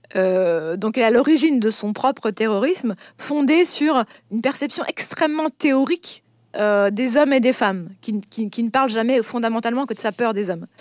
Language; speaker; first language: French; native; French